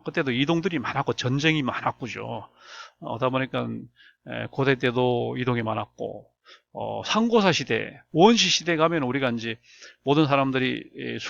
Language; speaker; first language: Korean; native; Korean